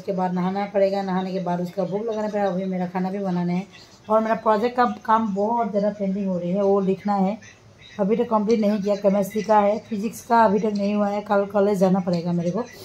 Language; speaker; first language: Hindi; non-native, local second language; Assamese